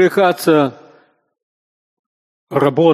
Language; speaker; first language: Russian; native; Russian